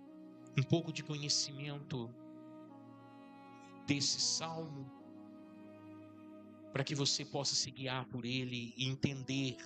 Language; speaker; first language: Portuguese; native; Portuguese